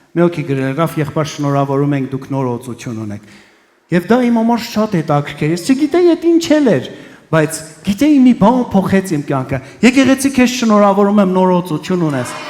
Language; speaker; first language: Armenian; early bilingual, heritage; Armenian